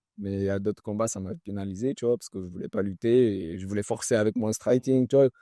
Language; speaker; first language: French; early bilingual, other home language; Chechen